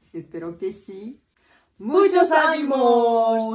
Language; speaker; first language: Spanish; non-native, learner; Japanese